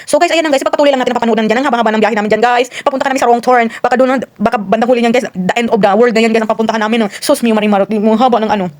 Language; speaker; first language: Filipino; non-native, local second language; Cebuano